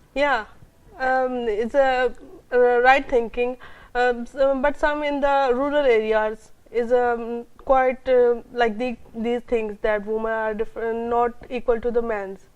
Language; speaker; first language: English; non-native, local second language; Urdu